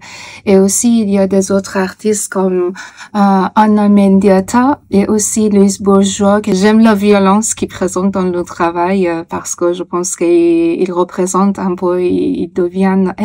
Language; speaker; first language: French; non-native, fluent; Persian